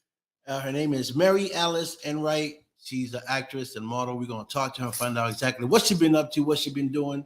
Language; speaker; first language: English; native; English